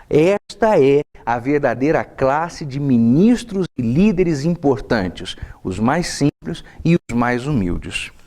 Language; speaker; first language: Portuguese; native; Portuguese